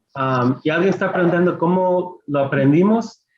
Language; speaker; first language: Spanish; early bilingual, heritage; Spanish